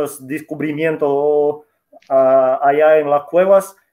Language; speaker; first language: Spanish; non-native, fluent; Russian